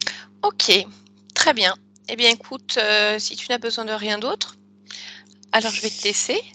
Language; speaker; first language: French; native; French